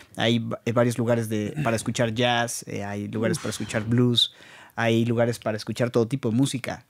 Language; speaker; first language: Spanish; native; Spanish